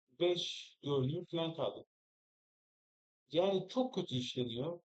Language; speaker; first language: Turkish; native; Turkish